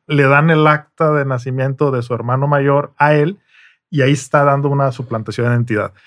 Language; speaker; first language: Spanish; native; Spanish